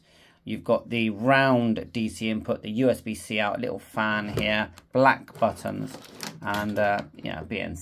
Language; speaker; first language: English; native; English